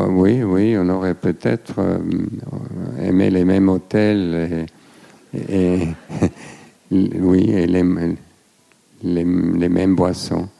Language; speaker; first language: French; non-native, fluent; German